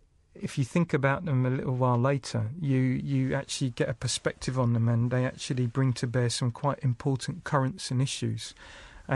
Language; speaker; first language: English; native; English